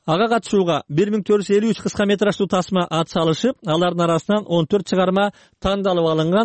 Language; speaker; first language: Kyrgyz; native; Kyrgyz